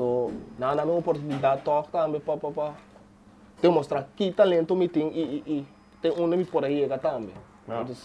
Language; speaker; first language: Dutch; non-native, local second language; Papiamento